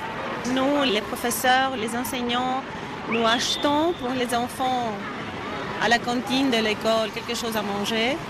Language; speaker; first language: French; non-native, fluent; Greek